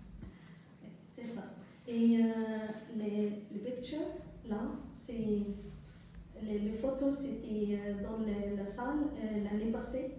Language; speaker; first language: French; non-native, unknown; Arabic